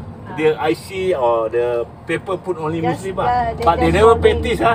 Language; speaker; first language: English; non-native, local second language; Malay